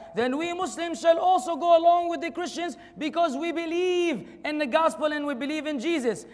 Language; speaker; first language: English; non-native, fluent; Arabic